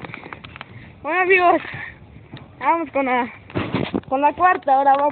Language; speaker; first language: Spanish; native; Spanish